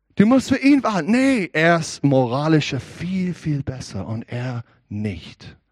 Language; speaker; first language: German; non-native, learner; English